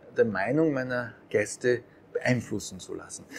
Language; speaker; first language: German; early bilingual, other home language; Japanese